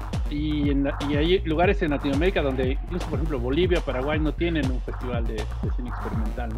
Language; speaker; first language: Spanish; native; Spanish